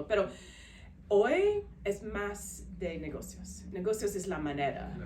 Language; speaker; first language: Spanish; non-native, learner; English